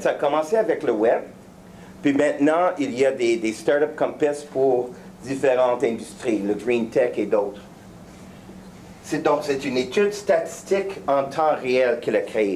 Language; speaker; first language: French; native; French